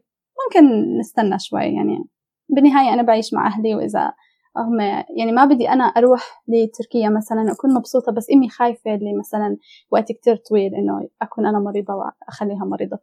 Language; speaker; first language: Arabic; native; Arabic